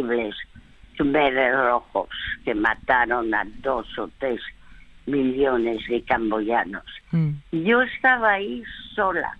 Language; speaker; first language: Spanish; early bilingual, other home language; French